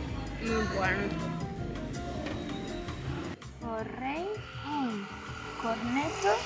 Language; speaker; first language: Italian; non-native, learner; English